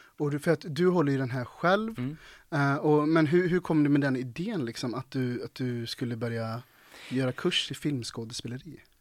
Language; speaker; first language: Swedish; native; Swedish